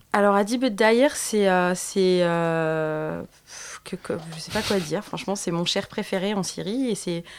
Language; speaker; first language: French; native; French